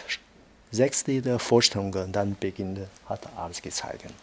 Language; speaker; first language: German; non-native, learner; Chinese